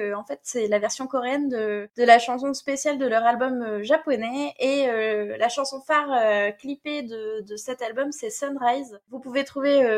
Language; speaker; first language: French; native; French